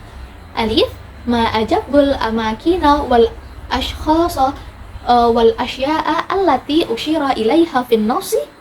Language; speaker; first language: Arabic; non-native, learner; Indonesian